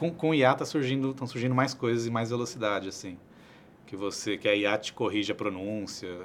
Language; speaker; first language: Portuguese; native; Portuguese